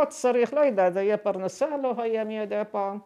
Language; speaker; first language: Hebrew; non-native, fluent; Arabic